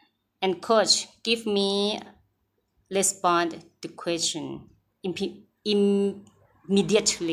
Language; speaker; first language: English; non-native, learner; Thai